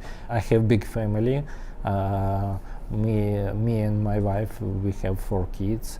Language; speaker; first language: English; non-native, learner; Ukrainian